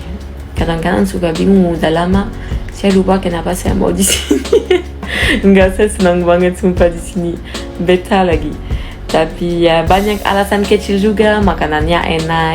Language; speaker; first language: Indonesian; non-native, fluent; French